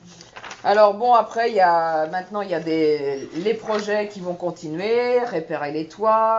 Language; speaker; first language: French; native; French